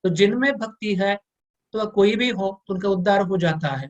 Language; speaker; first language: Hindi; non-native, local second language; Kannada